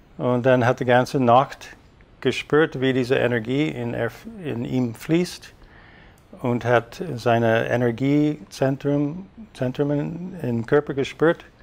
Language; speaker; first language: German; non-native, fluent; English